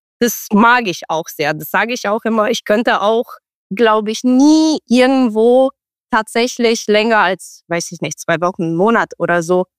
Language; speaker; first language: German; non-native, fluent; Romanian